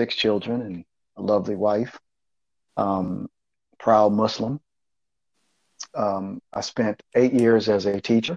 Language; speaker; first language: English; native; English